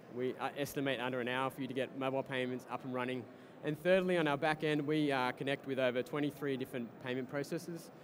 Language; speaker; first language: English; native; English